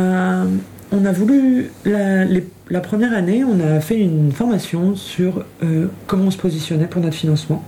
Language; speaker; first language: French; native; French